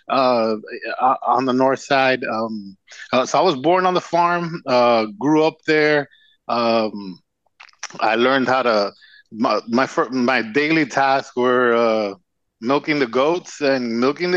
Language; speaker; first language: English; non-native, fluent; Spanish